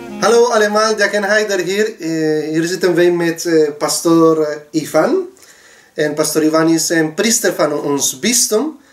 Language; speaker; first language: Dutch; non-native, fluent; Spanish